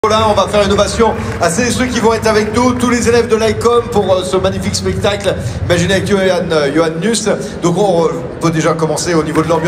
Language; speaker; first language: French; native; French